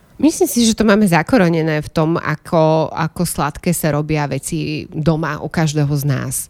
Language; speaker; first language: Slovak; native; Slovak